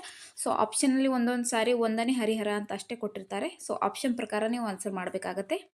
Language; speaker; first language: Kannada; native; Kannada